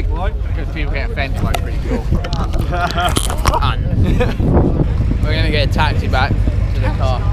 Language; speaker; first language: English; native; English